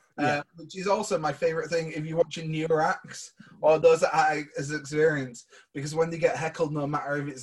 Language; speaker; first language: English; native; English